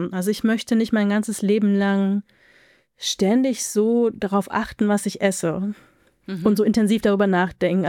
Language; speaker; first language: German; native; German